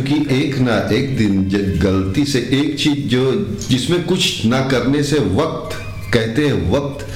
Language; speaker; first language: Hindi; early bilingual, heritage; Hindi